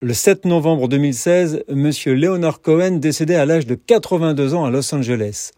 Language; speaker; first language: French; native; French